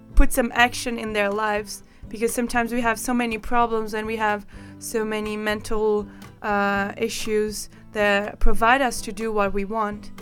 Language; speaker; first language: English; non-native, fluent; Portuguese